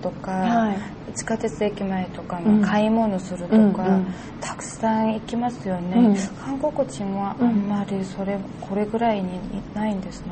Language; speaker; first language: Japanese; non-native, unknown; Korean